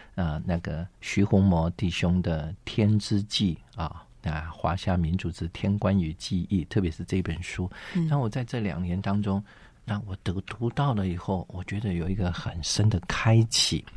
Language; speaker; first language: Chinese; native; Chinese